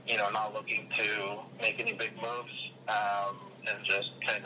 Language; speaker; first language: English; early bilingual, other home language; Russian